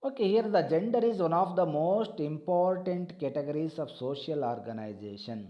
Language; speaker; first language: English; non-native, local second language; Kannada